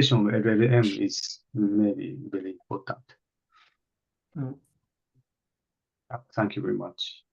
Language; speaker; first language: English; non-native, fluent; Japanese